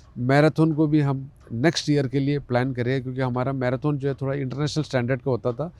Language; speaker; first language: Hindi; non-native, local second language; Malayalam